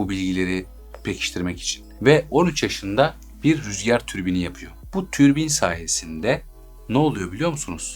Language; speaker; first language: Turkish; native; Turkish